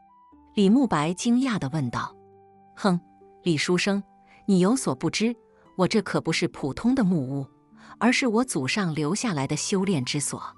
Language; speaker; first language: Chinese; native; Chinese